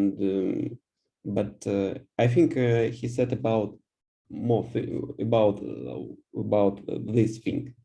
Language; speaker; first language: English; non-native, learner; Russian